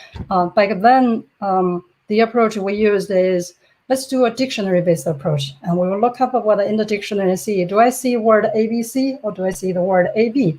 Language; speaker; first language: English; non-native, fluent; Chinese